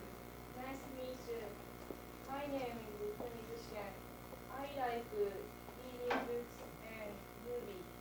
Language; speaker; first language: English; non-native, learner; Japanese